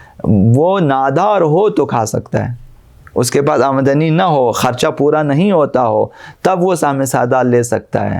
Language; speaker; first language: Urdu; non-native, local second language; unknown